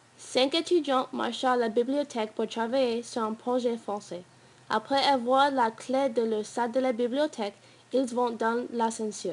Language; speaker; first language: French; non-native, learner; English